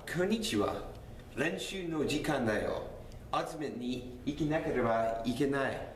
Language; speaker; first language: Japanese; non-native, learner; English